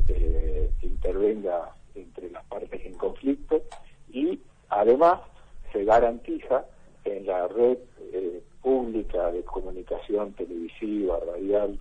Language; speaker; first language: Spanish; native; Spanish